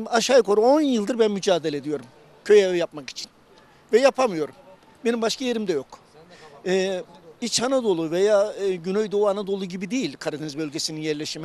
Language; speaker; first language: Turkish; native; Turkish